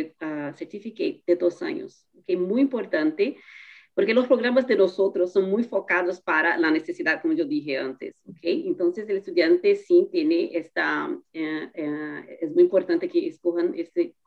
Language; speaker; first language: Spanish; non-native, learner; Portuguese